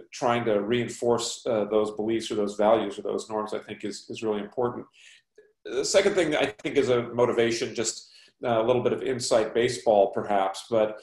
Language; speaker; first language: English; native; English